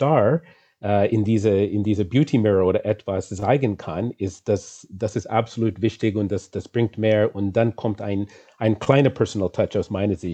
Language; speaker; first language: German; non-native, fluent; English